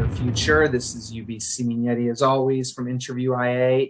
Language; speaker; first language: English; early bilingual, other home language; Spanish